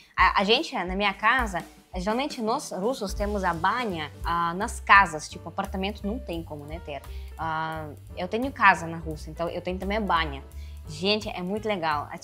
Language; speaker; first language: Portuguese; non-native, fluent; Russian